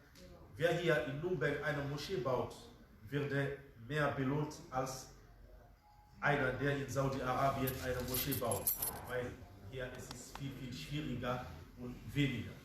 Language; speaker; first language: German; non-native, fluent; Fula